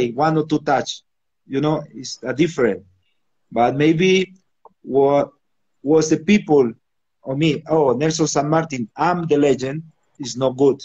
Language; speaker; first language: English; non-native, learner; Spanish